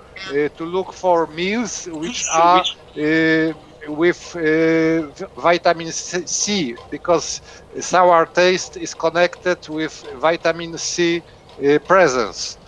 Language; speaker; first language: English; non-native, fluent; Polish